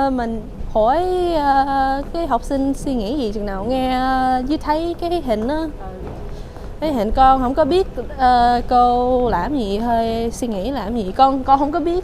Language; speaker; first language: Vietnamese; early bilingual, heritage; Vietnamese